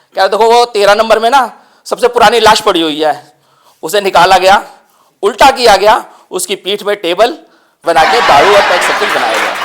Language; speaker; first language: Hindi; non-native, local second language; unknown